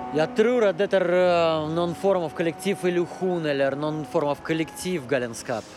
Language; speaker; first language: Swedish; non-native, fluent; Russian